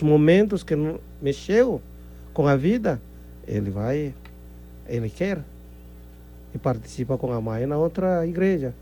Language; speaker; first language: Portuguese; non-native, fluent; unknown